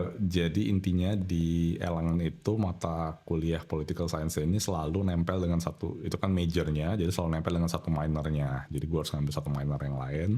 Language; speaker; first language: Indonesian; native; Indonesian